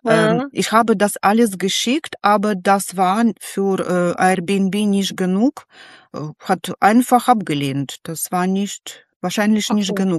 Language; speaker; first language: German; non-native, learner; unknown